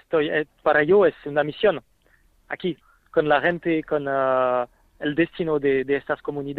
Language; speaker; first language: Spanish; non-native, fluent; French